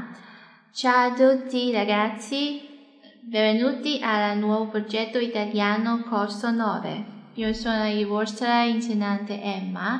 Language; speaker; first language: Italian; non-native, learner; Chinese